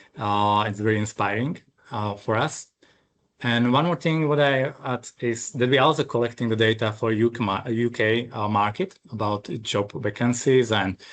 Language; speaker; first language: English; non-native, fluent; Slovak